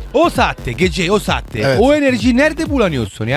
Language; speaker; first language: Turkish; non-native, learner; Italian